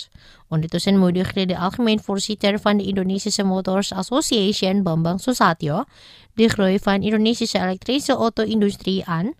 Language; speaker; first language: Dutch; non-native, fluent; Indonesian